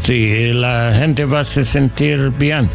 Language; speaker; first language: Spanish; non-native, learner; English